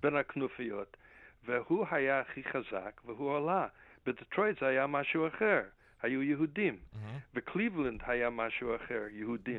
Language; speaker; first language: Hebrew; non-native, fluent; English